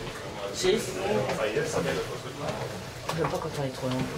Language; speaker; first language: French; native; French